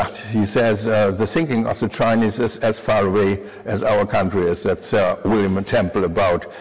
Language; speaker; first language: English; non-native, fluent; German